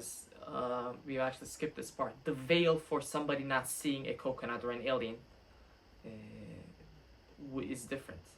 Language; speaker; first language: English; non-native, fluent; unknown